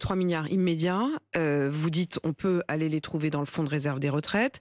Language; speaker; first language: French; native; French